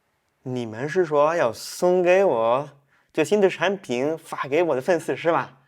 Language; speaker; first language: Chinese; non-native, fluent; French